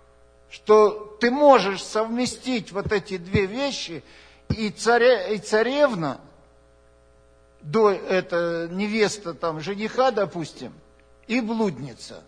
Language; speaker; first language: Russian; native; Russian